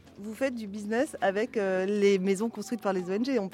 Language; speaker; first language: French; native; French